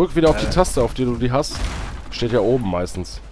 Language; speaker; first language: German; native; German